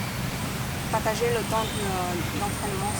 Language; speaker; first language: French; non-native, learner; Vietnamese